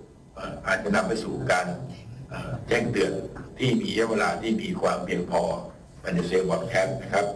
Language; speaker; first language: Thai; native; Thai